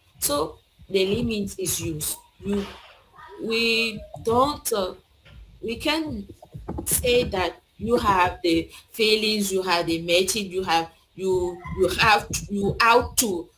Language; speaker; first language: English; non-native, learner; French